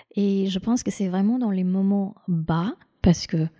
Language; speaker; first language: French; non-native, fluent; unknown